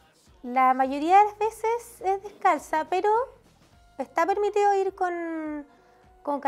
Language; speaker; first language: Spanish; native; Spanish